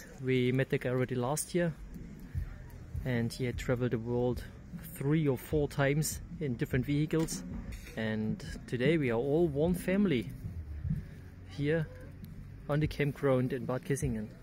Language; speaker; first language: English; non-native, fluent; German